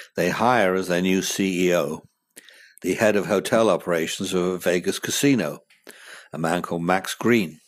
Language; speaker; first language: English; native; English